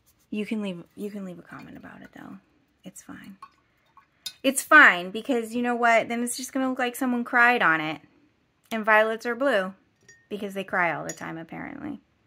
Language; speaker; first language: English; native; English